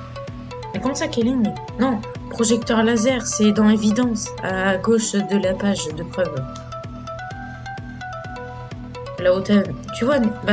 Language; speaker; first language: French; native; French